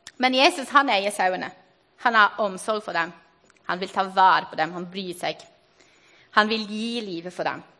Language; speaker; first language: Norwegian; non-native, fluent; Portuguese